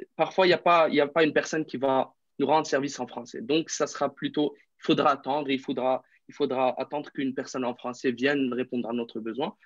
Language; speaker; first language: French; non-native, local second language; Arabic